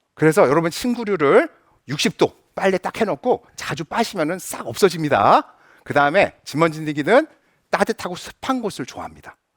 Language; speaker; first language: Korean; native; Korean